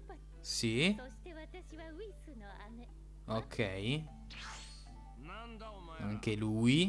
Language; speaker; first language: Italian; native; Italian